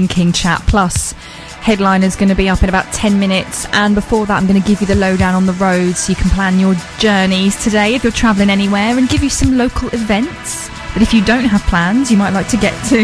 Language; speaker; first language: English; native; English